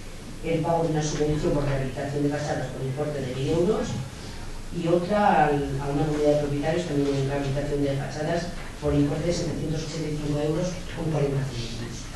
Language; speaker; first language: Spanish; native; Spanish